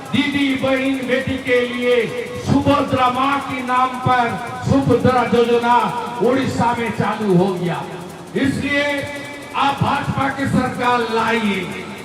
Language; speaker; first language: Hindi; non-native, local second language; Bangla